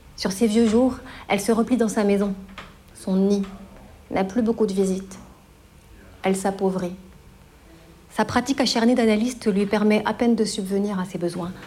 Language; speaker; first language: French; native; French